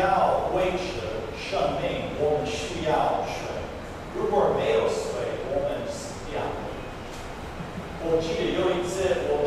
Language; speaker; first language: Chinese; non-native, fluent; English